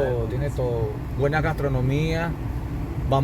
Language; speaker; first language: Spanish; native; Spanish